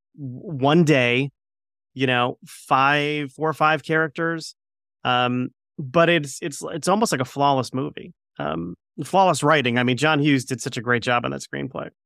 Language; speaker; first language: English; native; English